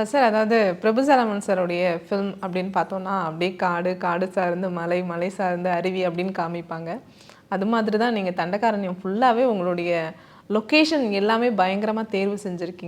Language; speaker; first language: Tamil; native; Tamil